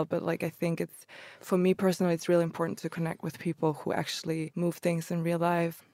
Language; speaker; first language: English; early bilingual, other home language; Croatian